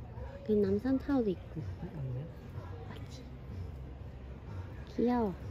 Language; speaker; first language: Korean; non-native, fluent; Chinese